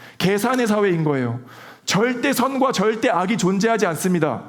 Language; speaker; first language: Korean; native; Korean